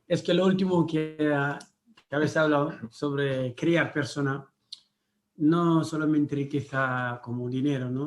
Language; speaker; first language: Spanish; non-native, learner; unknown